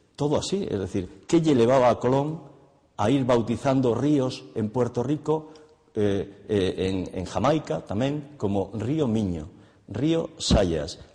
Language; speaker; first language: Spanish; non-native, local second language; Galician